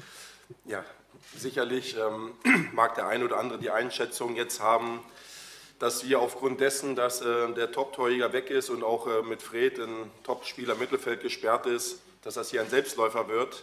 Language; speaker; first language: German; native; German